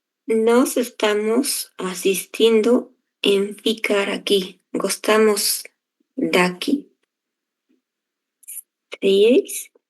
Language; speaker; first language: Portuguese; non-native, learner; Spanish